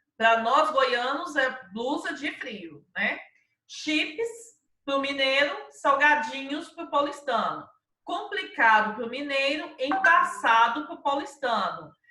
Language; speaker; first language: Portuguese; native; Portuguese